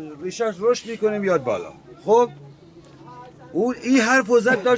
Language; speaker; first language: Persian; non-native, local second language; Kurdish